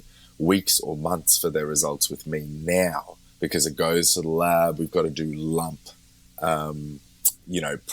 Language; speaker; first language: English; native; English